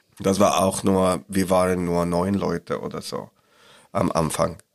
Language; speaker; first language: German; non-native, learner; Arabic